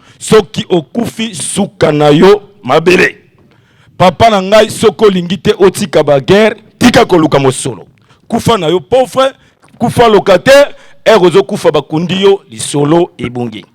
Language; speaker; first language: Lingala; non-native, local second language; Kongo